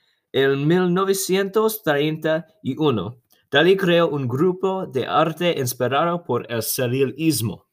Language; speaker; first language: Spanish; non-native, learner; English